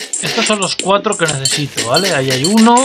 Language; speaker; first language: Spanish; native; Spanish